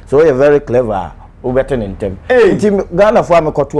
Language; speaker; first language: English; non-native, local second language; Akan